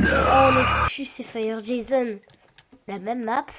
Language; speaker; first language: French; native; French